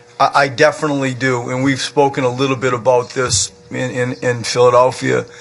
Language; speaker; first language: English; native; English